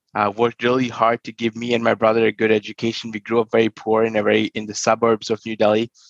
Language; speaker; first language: English; non-native, local second language; Hindi